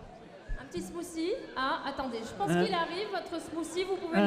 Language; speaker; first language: French; native; French